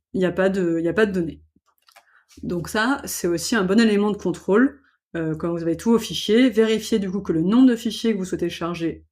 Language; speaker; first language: French; native; French